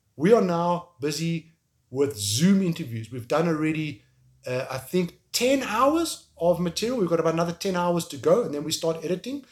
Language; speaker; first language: English; native; English